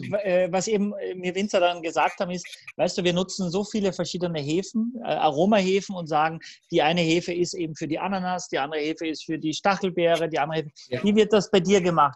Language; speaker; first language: German; native; German